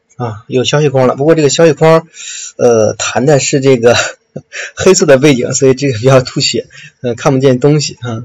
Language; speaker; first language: Chinese; native; Chinese